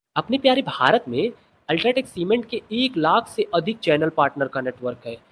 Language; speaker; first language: Hindi; native; Hindi